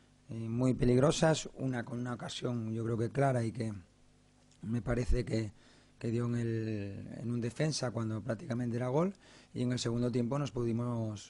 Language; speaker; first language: Spanish; native; Spanish